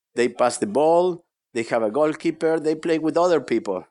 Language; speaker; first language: English; non-native, fluent; Spanish